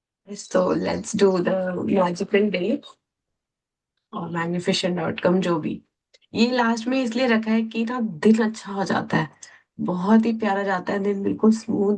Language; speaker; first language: Hindi; native; Hindi